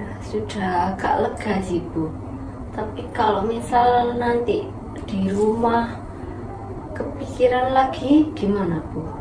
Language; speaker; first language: Indonesian; native; Indonesian